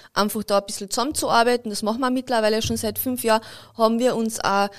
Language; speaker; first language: German; native; German